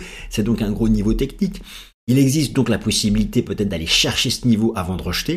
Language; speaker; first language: French; native; French